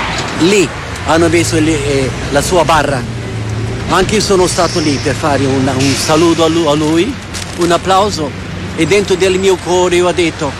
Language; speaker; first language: Italian; non-native, fluent; Portuguese